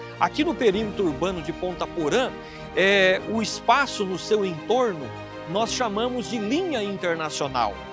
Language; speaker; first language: Portuguese; native; Portuguese